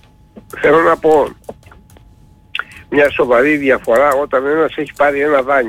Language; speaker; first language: Greek; native; Greek